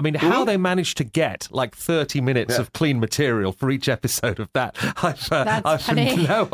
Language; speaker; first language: English; native; English